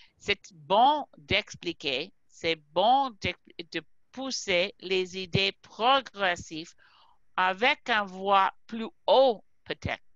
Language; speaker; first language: French; non-native, fluent; English